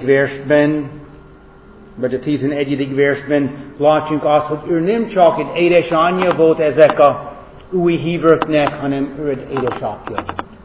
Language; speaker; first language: Hungarian; non-native, fluent; English